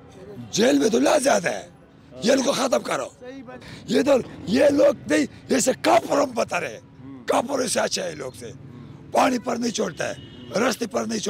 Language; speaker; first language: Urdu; non-native, local second language; Pashto